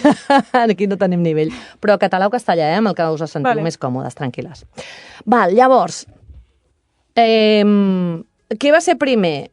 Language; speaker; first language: Catalan; native; Catalan